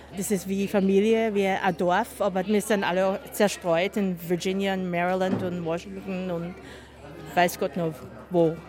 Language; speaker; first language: German; early bilingual, heritage; German